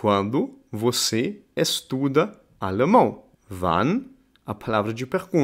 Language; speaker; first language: Portuguese; non-native, fluent; German